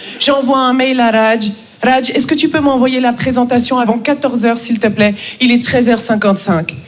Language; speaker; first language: French; native; French